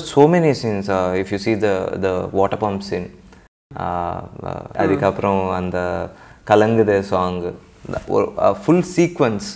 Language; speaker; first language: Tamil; non-native, local second language; Telugu